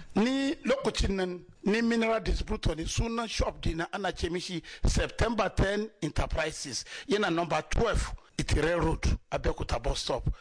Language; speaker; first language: Hausa; non-native, local second language; Yoruba